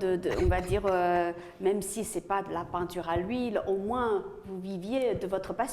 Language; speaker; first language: French; native; French